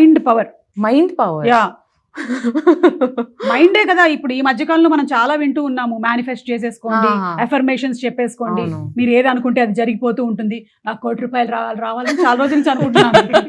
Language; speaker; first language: Telugu; native; Telugu